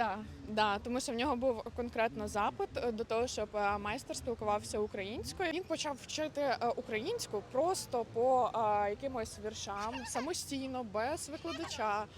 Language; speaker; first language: Ukrainian; non-native, local second language; Russian